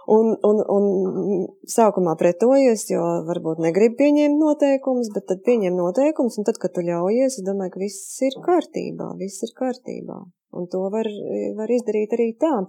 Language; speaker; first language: Latvian; native; Latvian